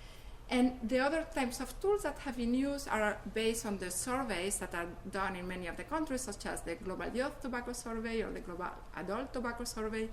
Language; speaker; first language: English; non-native, fluent; Spanish